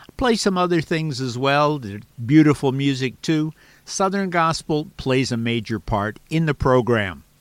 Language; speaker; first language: English; native; English